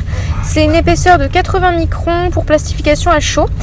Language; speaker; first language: French; native; French